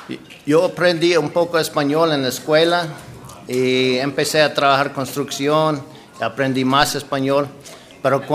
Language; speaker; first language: Spanish; non-native, learner; English